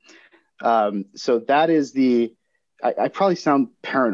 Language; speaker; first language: English; native; English